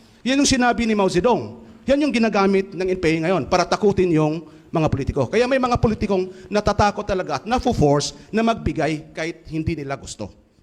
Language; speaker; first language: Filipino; non-native, local second language; Cebuano